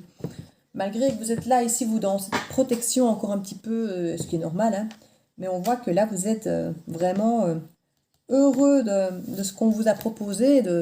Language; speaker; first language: French; native; French